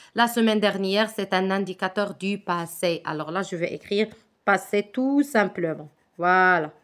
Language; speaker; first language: French; non-native, local second language; Arabic